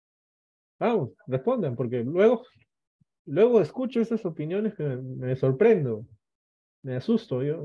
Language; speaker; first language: Spanish; native; Spanish